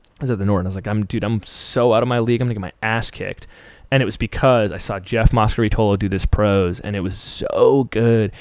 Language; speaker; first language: English; early bilingual, other home language; Persian